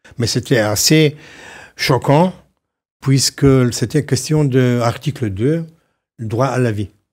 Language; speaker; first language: French; non-native, fluent; Slovenian